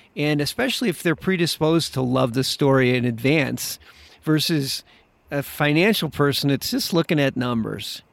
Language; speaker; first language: English; native; English